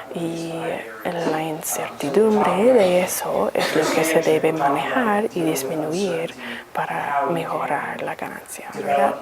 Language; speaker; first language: Spanish; non-native, fluent; English